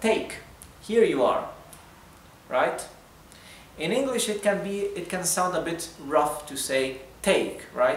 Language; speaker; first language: English; non-native, fluent; Spanish